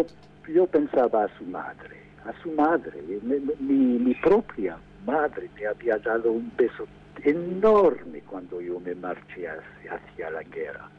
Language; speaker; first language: Spanish; non-native, fluent; English